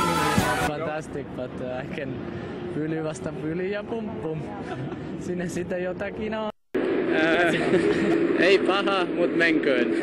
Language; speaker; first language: Finnish; non-native, learner; German